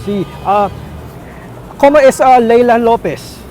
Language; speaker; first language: Spanish; non-native, learner; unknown